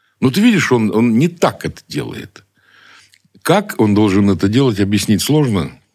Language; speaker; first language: Russian; native; Russian